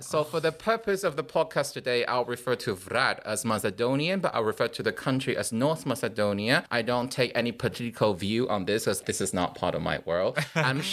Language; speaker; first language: English; non-native, fluent; Chinese